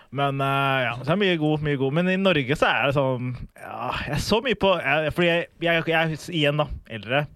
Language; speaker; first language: Norwegian; early bilingual, other home language; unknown